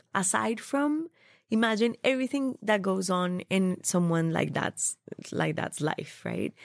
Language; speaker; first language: English; non-native, fluent; Spanish